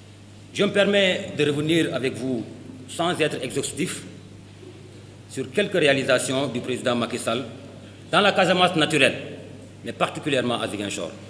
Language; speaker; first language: French; non-native, local second language; Wolof